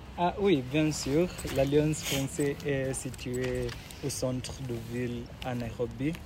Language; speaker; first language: French; non-native, learner; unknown